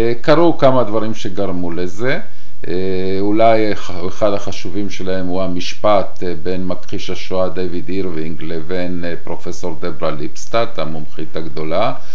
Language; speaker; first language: Hebrew; non-native, fluent; Spanish